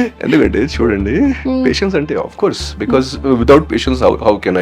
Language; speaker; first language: Telugu; non-native, fluent; Hindi